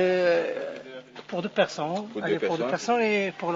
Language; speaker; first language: French; non-native, local second language; Arabic